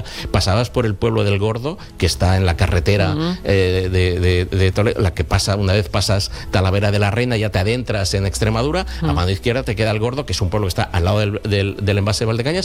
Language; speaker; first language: Spanish; native; Spanish